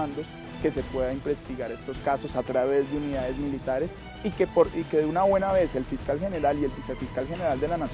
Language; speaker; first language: Spanish; native; Spanish